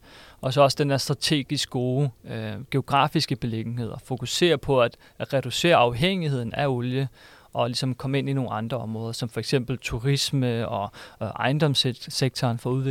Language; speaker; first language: Danish; native; Danish